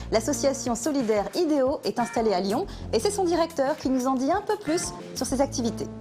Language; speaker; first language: French; native; French